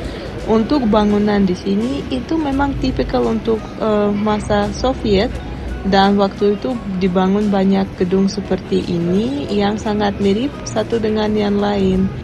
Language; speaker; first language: Indonesian; non-native, fluent; Russian